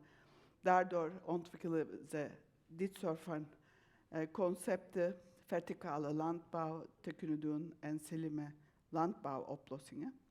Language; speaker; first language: Dutch; non-native, fluent; Turkish